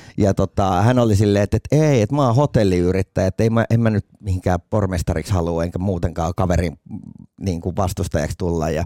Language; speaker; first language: Finnish; native; Finnish